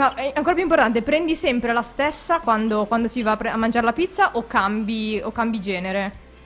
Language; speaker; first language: Italian; native; Italian